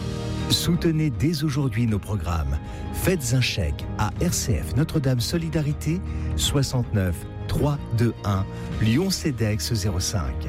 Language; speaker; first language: French; native; French